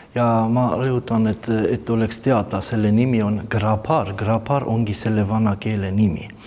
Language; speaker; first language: Estonian; non-native, fluent; Armenian